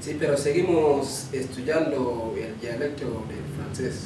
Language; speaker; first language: Spanish; non-native, local second language; Wolof